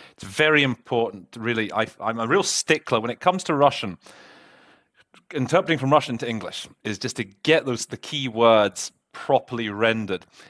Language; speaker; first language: English; native; English